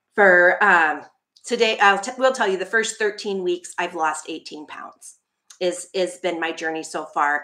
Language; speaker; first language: English; native; English